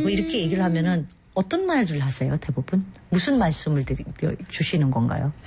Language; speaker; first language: Korean; non-native, fluent; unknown